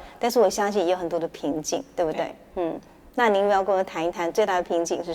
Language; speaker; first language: Chinese; native; Chinese